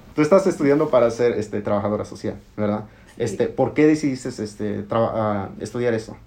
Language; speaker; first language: Spanish; early bilingual, heritage; Spanish